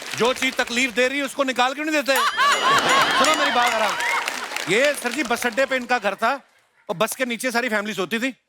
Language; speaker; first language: Hindi; non-native, local second language; Punjabi